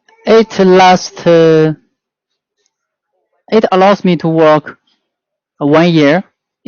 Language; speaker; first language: English; non-native, learner; Chinese